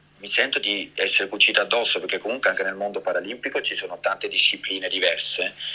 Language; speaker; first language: Italian; early bilingual, heritage; Italian